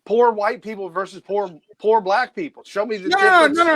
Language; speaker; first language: English; native; English